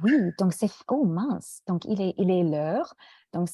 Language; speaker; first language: French; non-native, fluent; English